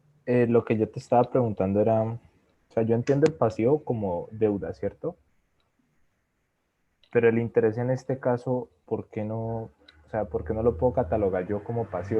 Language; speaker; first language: Spanish; native; Spanish